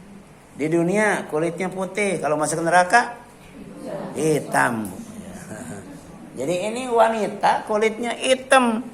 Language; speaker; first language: Indonesian; native; Indonesian